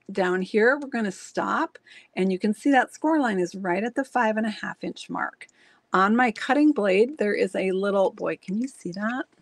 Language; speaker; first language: English; native; English